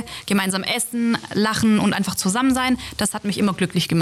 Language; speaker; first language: German; early bilingual, other home language; Turkish